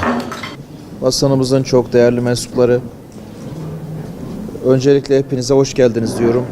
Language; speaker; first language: Turkish; native; Turkish